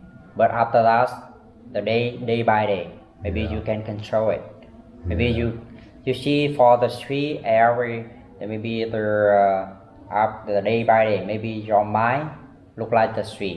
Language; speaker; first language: English; non-native, learner; Vietnamese